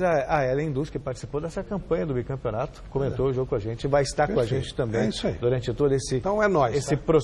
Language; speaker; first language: Portuguese; native; Portuguese